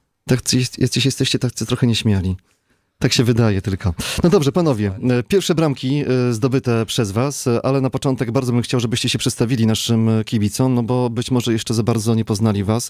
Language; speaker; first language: Polish; native; Polish